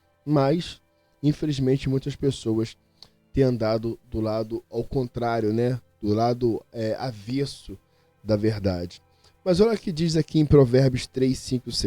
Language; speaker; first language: Portuguese; native; Portuguese